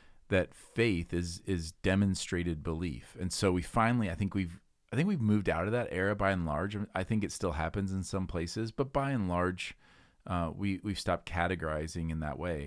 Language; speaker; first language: English; native; English